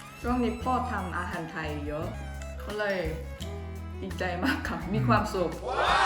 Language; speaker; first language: Thai; early bilingual, heritage; Thai